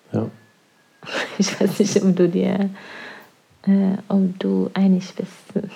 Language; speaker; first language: German; non-native, fluent; Norwegian